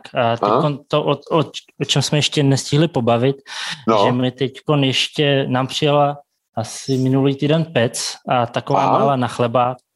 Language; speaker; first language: Czech; non-native, fluent; Russian